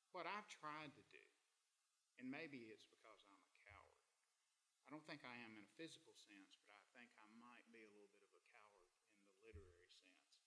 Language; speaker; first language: English; native; English